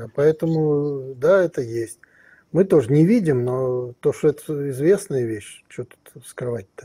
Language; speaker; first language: Russian; native; Russian